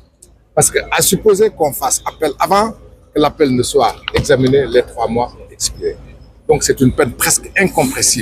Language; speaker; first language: French; non-native, local second language; Wolof